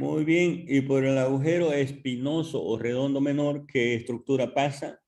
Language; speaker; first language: Spanish; native; Spanish